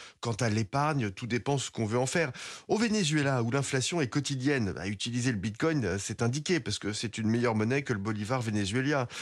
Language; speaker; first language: French; native; French